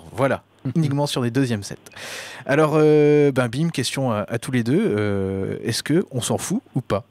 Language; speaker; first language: French; native; French